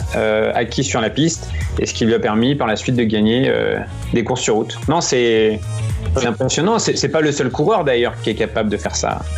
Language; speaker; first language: French; native; French